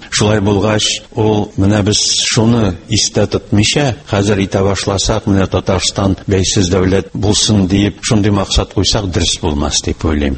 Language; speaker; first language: Tatar; native; Tatar